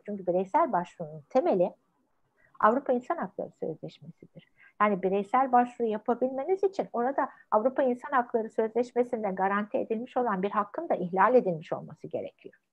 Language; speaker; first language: Turkish; native; Turkish